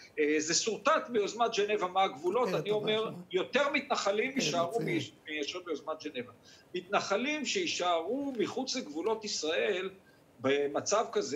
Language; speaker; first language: Hebrew; native; Hebrew